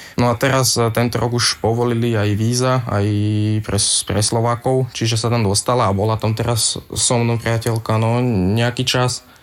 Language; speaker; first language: Slovak; native; Slovak